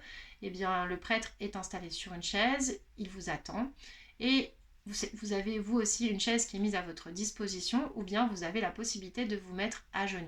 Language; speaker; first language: French; native; French